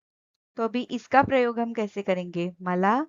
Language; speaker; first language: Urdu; non-native, local second language; Marathi